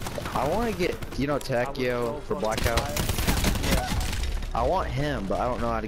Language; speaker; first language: English; native; English